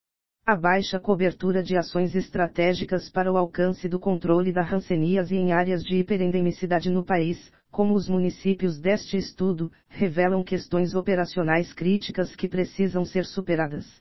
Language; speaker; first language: Portuguese; native; Portuguese